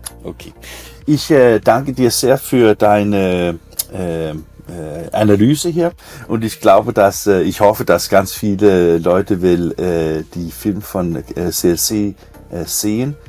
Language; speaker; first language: German; non-native, learner; Danish